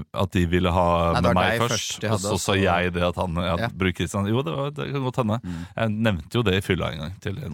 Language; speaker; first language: Norwegian; native; Norwegian